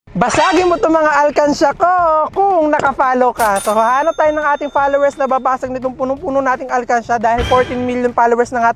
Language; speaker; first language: Filipino; native; Filipino